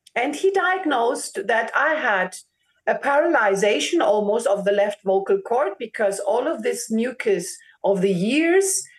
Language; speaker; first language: English; non-native, fluent; German